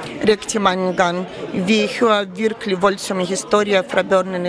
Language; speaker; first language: Danish; non-native, fluent; Ukrainian